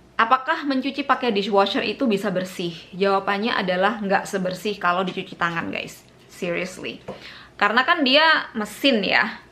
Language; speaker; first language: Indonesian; native; Indonesian